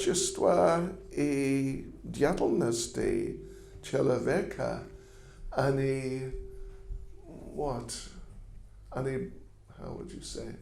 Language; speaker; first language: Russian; non-native, learner; English